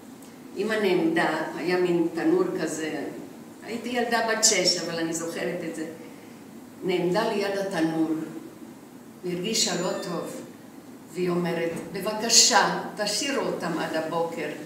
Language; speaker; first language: Hebrew; non-native, fluent; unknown